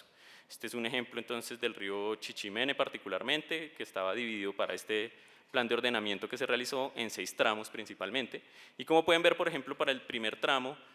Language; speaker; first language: Spanish; native; Spanish